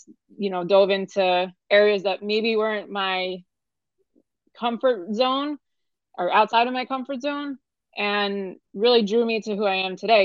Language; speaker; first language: English; native; English